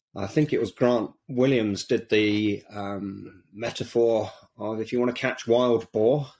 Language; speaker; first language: English; native; English